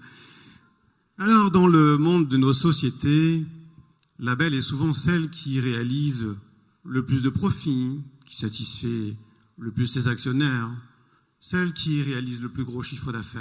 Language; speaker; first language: French; native; French